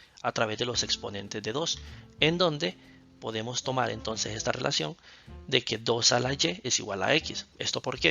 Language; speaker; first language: Spanish; native; Spanish